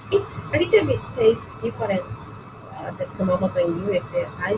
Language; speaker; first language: English; non-native, learner; Japanese